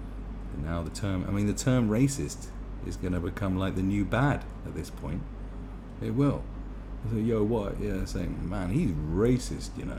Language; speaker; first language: English; native; English